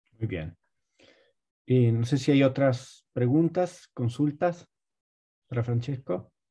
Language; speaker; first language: Spanish; native; Spanish